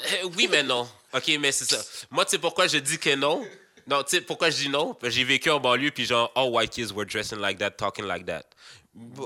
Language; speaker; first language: French; native; French